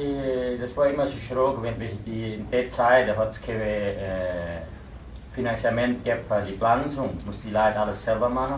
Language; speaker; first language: German; early bilingual, heritage; German